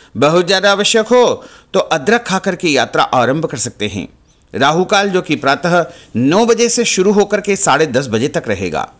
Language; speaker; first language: Hindi; native; Hindi